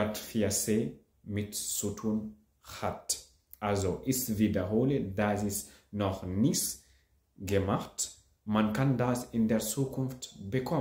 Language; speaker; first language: German; non-native, learner; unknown